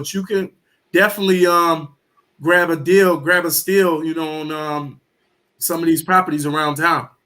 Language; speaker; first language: English; native; English